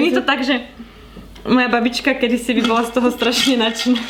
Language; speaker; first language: Slovak; native; Slovak